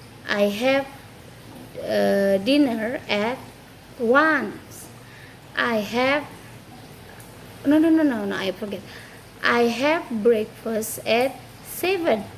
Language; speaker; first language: English; non-native, fluent; Indonesian